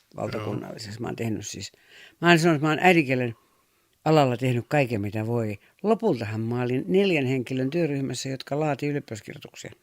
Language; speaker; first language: Finnish; native; Finnish